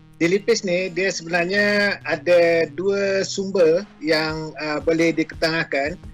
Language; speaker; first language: Malay; native; Malay